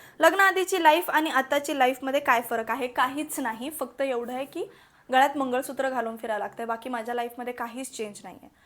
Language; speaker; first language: Marathi; non-native, local second language; Malayalam